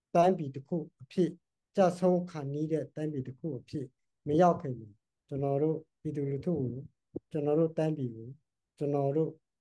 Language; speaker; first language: Burmese; non-native, local second language; Karen languages